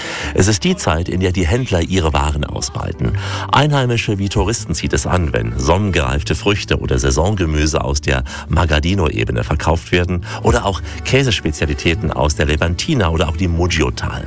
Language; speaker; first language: German; native; German